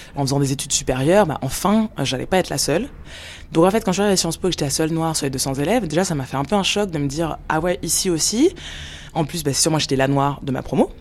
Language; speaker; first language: French; native; French